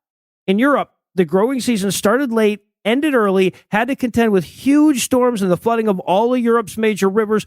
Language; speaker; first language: English; native; English